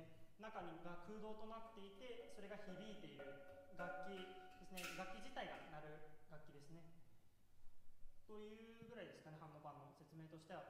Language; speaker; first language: Japanese; native; Japanese